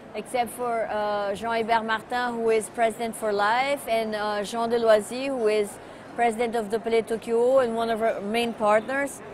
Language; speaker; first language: English; non-native, fluent; Portuguese